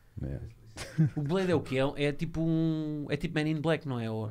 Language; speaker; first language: Portuguese; native; Portuguese